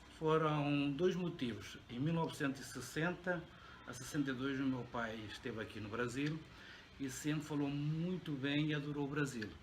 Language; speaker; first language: Portuguese; native; Portuguese